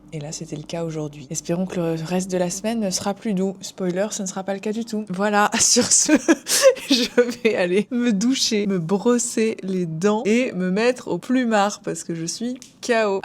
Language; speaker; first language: French; native; French